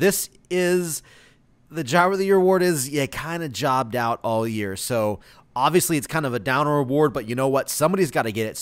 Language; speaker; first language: English; native; English